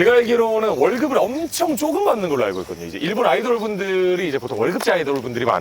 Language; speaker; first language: Korean; native; Korean